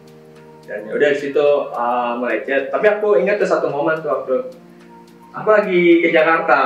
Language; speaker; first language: Indonesian; native; Indonesian